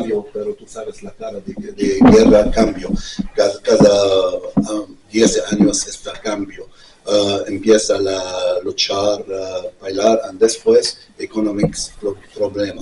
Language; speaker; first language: Spanish; non-native, learner; Arabic